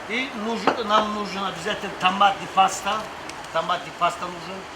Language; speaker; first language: Russian; non-native, fluent; Tajik